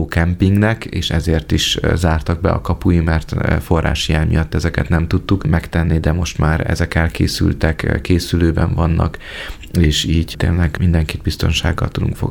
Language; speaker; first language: Hungarian; native; Hungarian